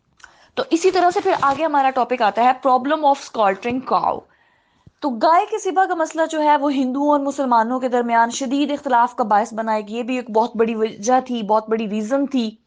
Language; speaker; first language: Urdu; native; Urdu